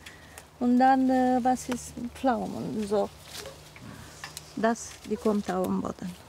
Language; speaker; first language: German; non-native, learner; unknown